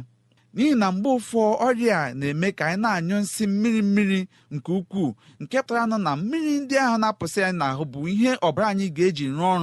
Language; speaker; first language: Igbo; native; Igbo